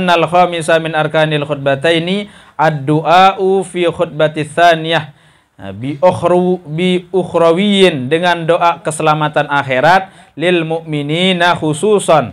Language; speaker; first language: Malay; non-native, local second language; Sasak